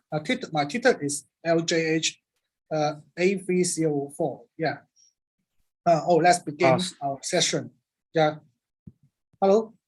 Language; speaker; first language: English; non-native, learner; Cantonese